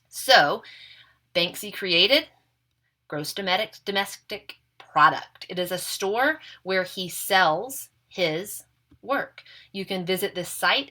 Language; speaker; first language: English; native; English